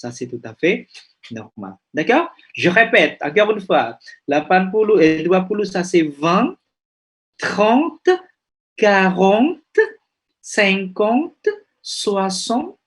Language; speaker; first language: French; non-native, fluent; Indonesian